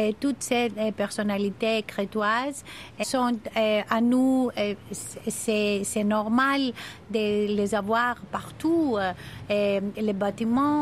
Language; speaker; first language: French; non-native, fluent; Greek